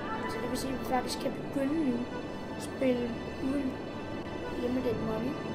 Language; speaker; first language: Danish; native; Danish